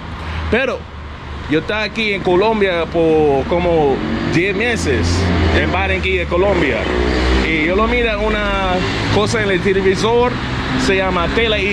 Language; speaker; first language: Spanish; non-native, learner; English